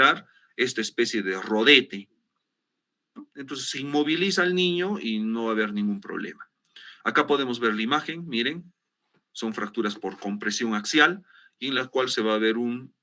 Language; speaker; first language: Spanish; native; Spanish